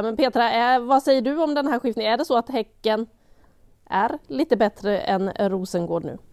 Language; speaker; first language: Swedish; native; Swedish